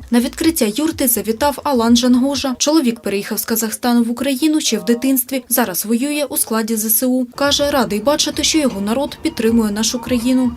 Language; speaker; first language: Ukrainian; native; Ukrainian